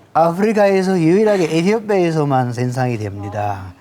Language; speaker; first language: Korean; non-native, fluent; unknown